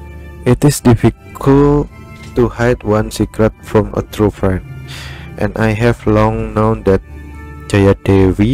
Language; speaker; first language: English; non-native, learner; Indonesian